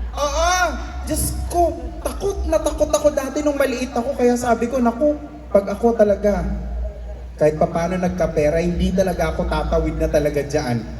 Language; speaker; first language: Filipino; non-native, local second language; Waray